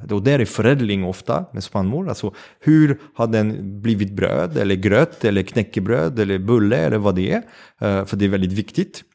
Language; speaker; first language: Swedish; non-native, fluent; French